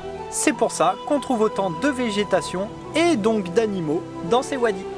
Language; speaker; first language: French; native; French